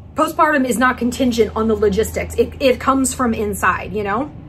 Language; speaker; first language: English; native; English